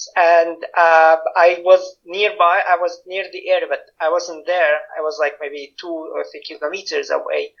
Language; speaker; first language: English; non-native, fluent; Arabic